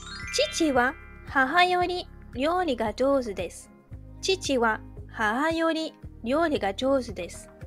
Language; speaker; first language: Japanese; non-native, fluent; French